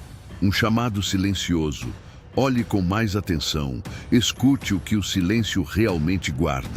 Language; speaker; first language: Portuguese; native; Portuguese